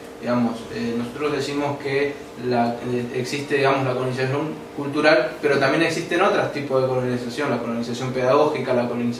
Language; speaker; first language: Spanish; native; Spanish